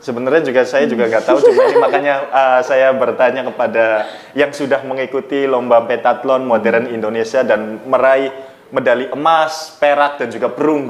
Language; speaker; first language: Indonesian; native; Indonesian